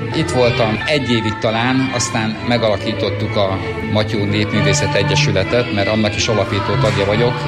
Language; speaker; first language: Hungarian; native; Hungarian